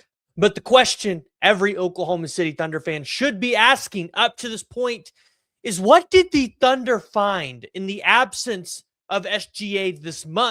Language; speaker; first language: English; native; English